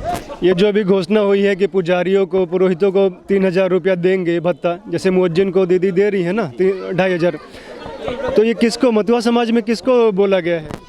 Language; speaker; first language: Hindi; native; Hindi